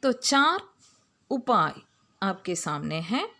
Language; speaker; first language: Hindi; non-native, local second language; Malayalam